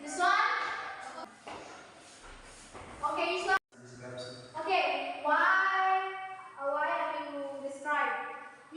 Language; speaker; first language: English; non-native, learner; Indonesian